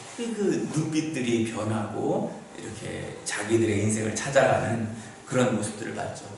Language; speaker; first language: Korean; native; Korean